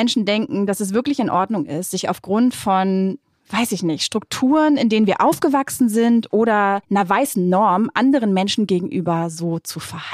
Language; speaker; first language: German; native; German